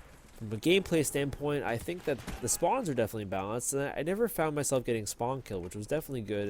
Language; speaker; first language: English; native; English